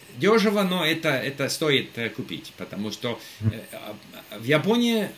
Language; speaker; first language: Russian; non-native, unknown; English